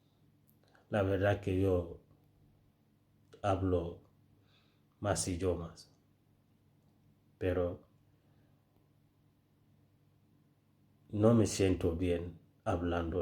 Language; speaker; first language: Spanish; non-native, fluent; Fula